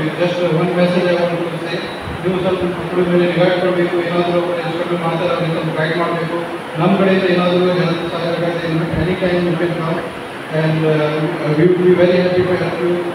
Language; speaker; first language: Kannada; non-native, learner; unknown